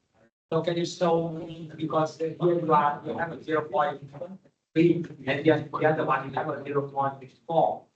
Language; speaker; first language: English; non-native, learner; Vietnamese